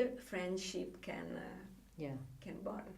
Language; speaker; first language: English; non-native, fluent; Italian